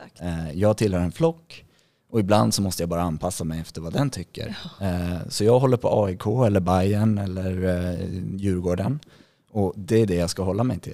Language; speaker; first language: Swedish; native; Swedish